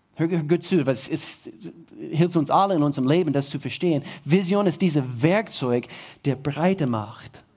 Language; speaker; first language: German; non-native, fluent; English